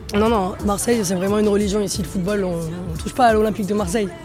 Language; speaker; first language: French; native; French